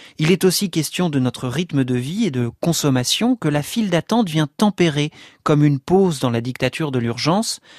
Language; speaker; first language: French; native; French